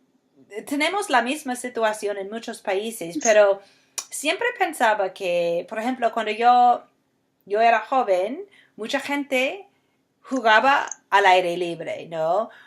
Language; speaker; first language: Spanish; non-native, fluent; English